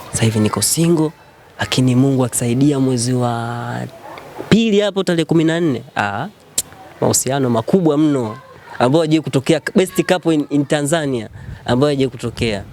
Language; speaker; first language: Swahili; native; Swahili